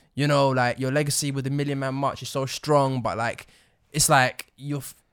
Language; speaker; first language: English; native; English